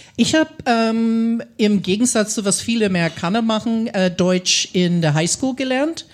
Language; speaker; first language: German; non-native, fluent; English